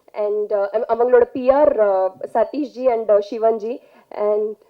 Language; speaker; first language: Tamil; non-native, learner; Telugu